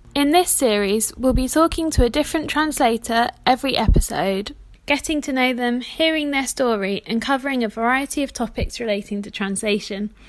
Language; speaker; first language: English; native; English